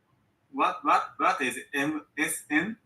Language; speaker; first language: English; non-native, learner; Japanese